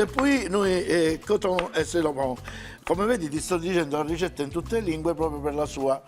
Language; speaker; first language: Italian; native; Italian